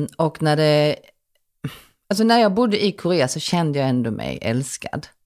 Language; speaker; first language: Swedish; early bilingual, other home language; Korean